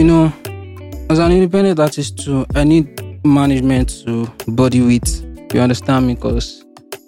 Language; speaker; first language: English; non-native, local second language; Yoruba